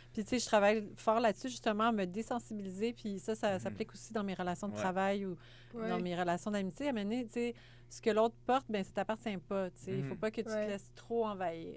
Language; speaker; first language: French; native; French